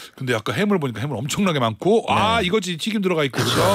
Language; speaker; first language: Korean; native; Korean